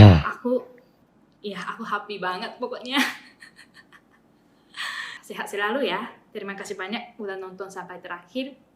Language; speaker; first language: Indonesian; non-native, fluent; Japanese